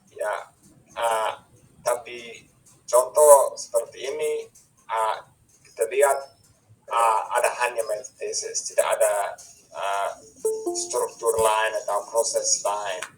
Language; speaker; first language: Indonesian; non-native, fluent; English